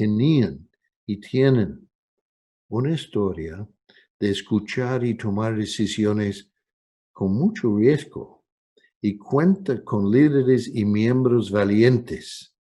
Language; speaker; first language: Spanish; non-native, fluent; English